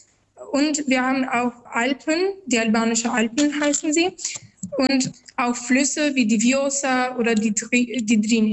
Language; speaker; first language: German; non-native, learner; Albanian